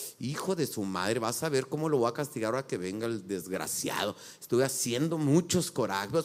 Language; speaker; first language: Spanish; native; Spanish